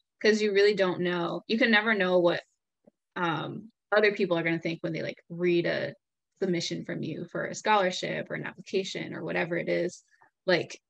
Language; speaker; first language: English; native; English